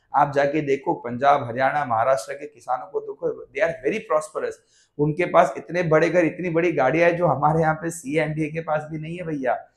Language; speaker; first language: Hindi; non-native, local second language; Gujarati